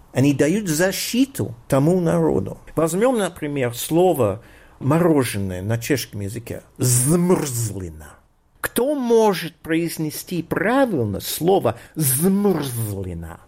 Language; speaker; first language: Russian; non-native, fluent; English